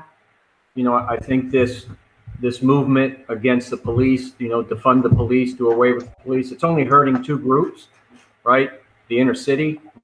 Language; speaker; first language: English; native; English